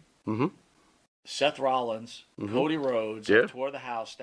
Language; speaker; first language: English; native; English